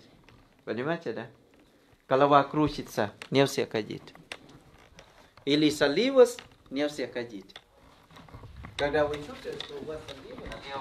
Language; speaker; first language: Russian; non-native, learner; Thai